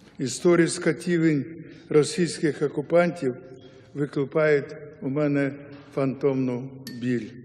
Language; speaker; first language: Ukrainian; non-native, local second language; Yiddish